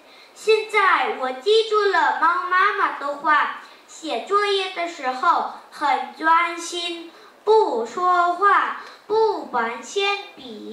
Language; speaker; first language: Chinese; non-native, learner; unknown